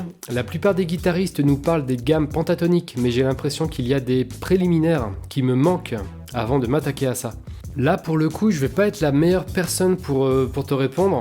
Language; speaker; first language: French; native; French